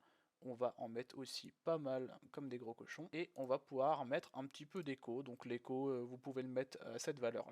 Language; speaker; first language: French; native; French